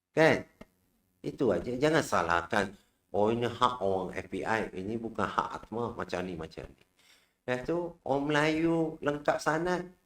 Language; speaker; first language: Malay; non-native, local second language; Chinese